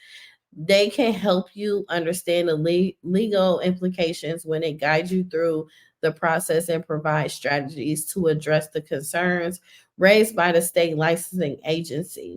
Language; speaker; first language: English; native; English